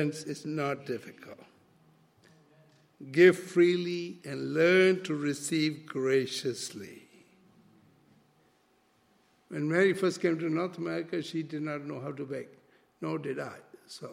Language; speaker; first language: English; non-native, local second language; Malay